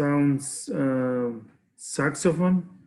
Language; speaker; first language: English; non-native, learner; Spanish